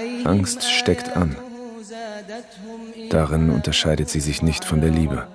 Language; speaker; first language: German; native; German